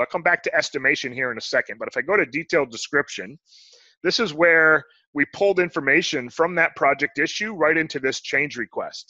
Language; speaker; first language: English; native; English